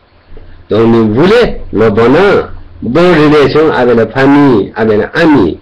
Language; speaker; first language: French; non-native, learner; Tibetan